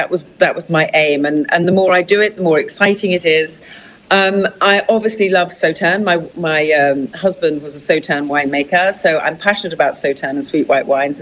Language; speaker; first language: English; native; English